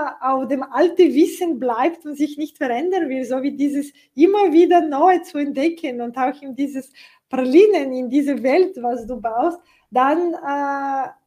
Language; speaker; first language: German; non-native, fluent; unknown